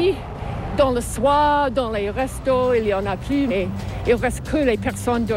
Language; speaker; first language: French; non-native, fluent; English